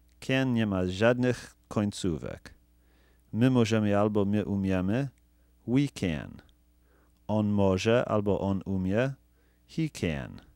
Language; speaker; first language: Polish; non-native, fluent; English